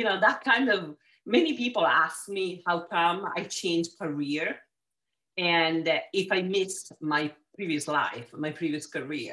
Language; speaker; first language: English; non-native, fluent; Italian